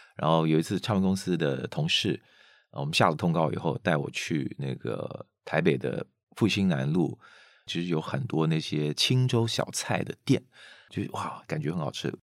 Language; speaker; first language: Chinese; non-native, local second language; Hakka Chinese